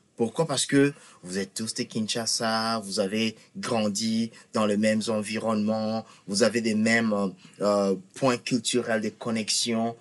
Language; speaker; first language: French; non-native, local second language; Lingala